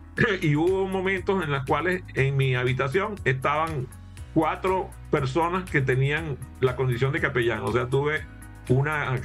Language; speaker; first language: Spanish; native; Spanish